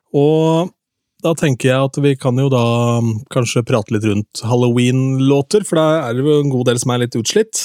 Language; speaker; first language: Norwegian; native; Norwegian